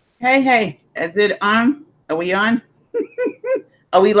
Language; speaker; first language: English; native; English